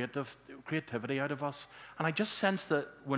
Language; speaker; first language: English; native; English